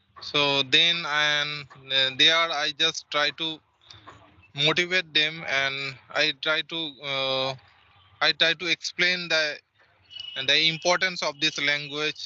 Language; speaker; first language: English; non-native, local second language; Santali